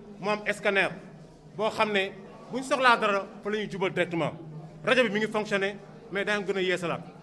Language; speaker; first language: Wolof; native; Wolof